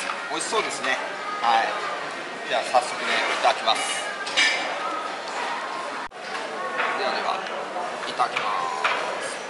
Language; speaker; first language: Japanese; native; Japanese